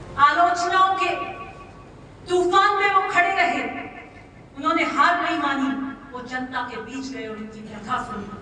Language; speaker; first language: Hindi; native; Hindi